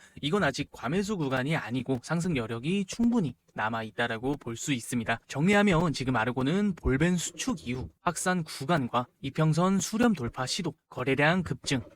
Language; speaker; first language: Korean; native; Korean